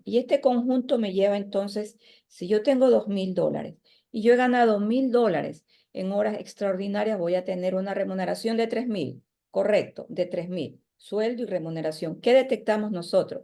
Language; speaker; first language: Spanish; native; Spanish